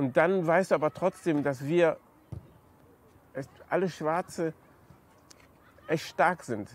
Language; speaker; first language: German; native; German